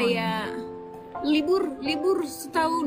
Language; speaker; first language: Indonesian; non-native, learner; Turkish